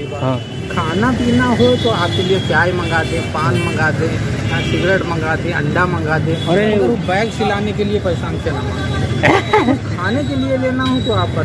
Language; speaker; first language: Hindi; native; Hindi